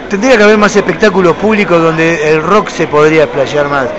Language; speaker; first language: Spanish; native; Spanish